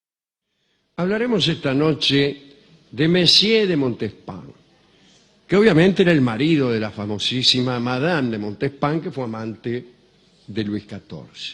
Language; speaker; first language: Spanish; native; Spanish